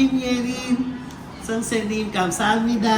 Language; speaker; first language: Korean; non-native, learner; Filipino